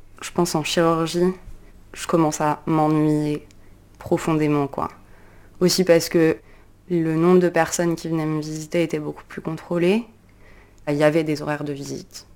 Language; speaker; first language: French; native; French